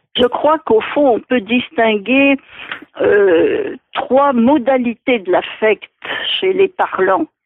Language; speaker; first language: French; native; French